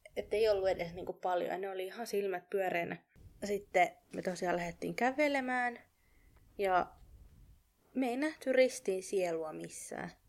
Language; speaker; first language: Finnish; native; Finnish